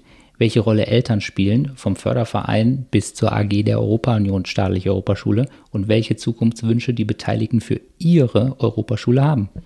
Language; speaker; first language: German; native; German